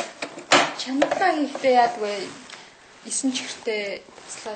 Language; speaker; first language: Mongolian; native; Mongolian